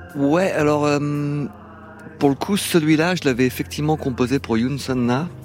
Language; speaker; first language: French; non-native, fluent; English